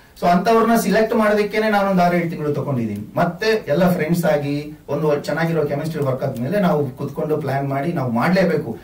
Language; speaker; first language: Kannada; non-native, local second language; Tulu